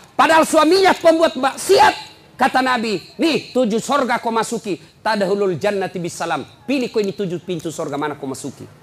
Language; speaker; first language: Indonesian; non-native, local second language; Buginese